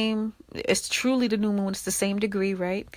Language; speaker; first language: English; native; English